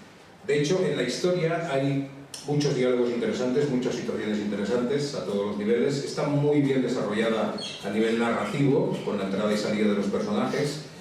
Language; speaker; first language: Spanish; native; Spanish